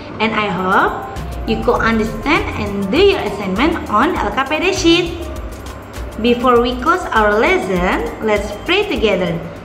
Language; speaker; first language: English; non-native, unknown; Indonesian